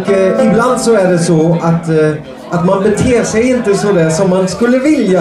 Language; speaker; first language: Swedish; non-native, fluent; German